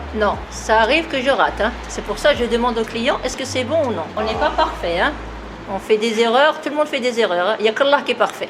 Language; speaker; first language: French; early bilingual, other home language; Arabic